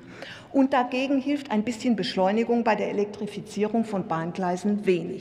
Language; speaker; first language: German; native; German